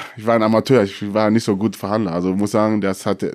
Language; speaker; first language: German; early bilingual, other home language; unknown